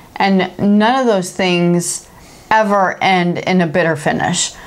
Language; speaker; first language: English; native; English